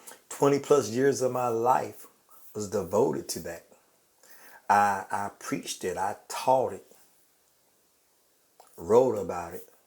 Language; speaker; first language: English; native; English